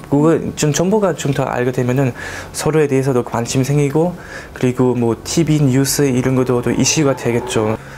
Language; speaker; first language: Korean; early bilingual, heritage; Korean